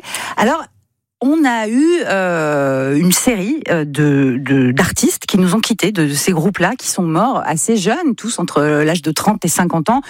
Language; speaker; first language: French; native; French